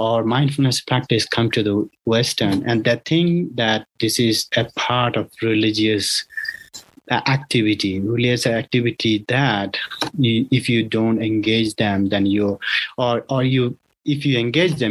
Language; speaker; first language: English; non-native, local second language; Bangla